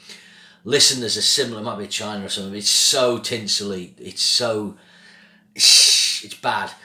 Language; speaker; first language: English; native; English